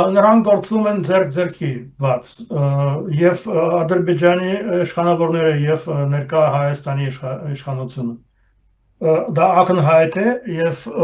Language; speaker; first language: Armenian; non-native, fluent; German